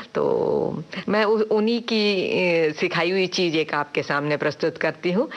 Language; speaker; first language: Hindi; non-native, local second language; Tamil